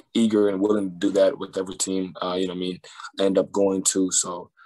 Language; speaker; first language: English; native; English